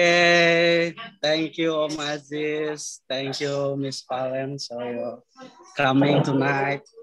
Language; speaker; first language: English; non-native, learner; Indonesian